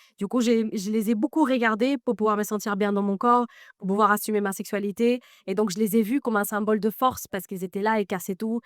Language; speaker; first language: French; non-native, fluent; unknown